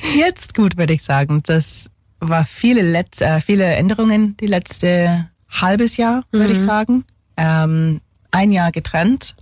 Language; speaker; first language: German; non-native, fluent; English